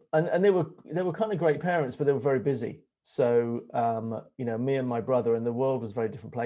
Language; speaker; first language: English; native; English